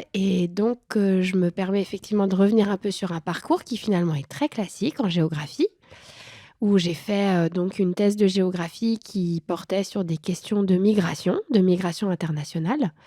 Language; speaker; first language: French; native; French